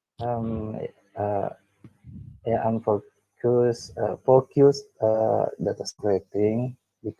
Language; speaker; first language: English; non-native, learner; Indonesian